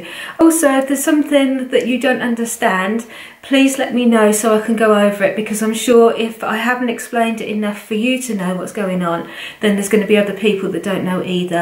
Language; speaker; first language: English; native; English